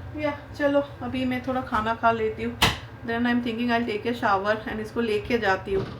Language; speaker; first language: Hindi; non-native, local second language; Bangla